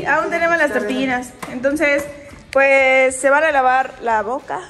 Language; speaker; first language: Spanish; native; Spanish